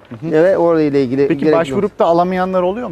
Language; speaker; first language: Turkish; native; Turkish